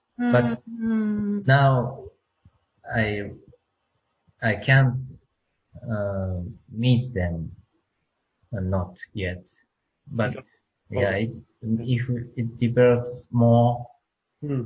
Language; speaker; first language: English; non-native, learner; Japanese